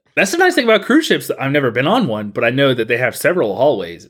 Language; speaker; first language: English; native; English